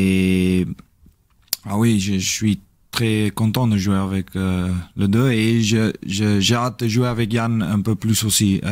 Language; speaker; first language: French; non-native, learner; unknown